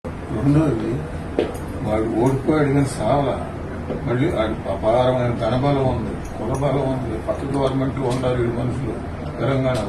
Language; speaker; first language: Telugu; native; Telugu